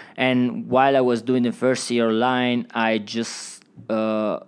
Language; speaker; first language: English; non-native, fluent; Italian